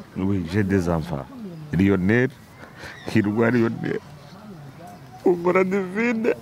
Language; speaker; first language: French; non-native, local second language; Kinyarwanda